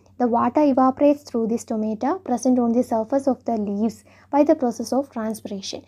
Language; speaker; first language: English; non-native, local second language; Malayalam